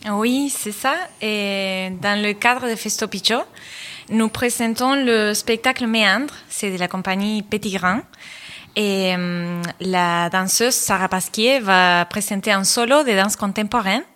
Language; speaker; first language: French; non-native, fluent; Spanish